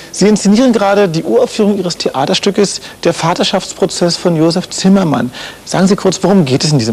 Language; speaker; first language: German; native; German